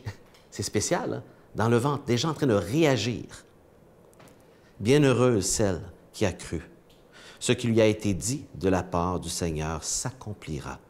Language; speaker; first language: French; native; French